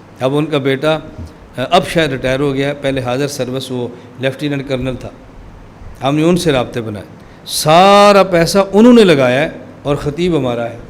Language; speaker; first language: Urdu; non-native, local second language; Punjabi